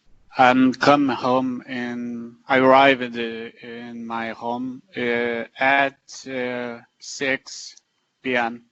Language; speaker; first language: English; non-native, learner; Portuguese